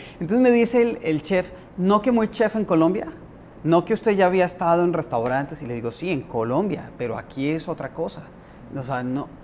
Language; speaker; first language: Spanish; native; Spanish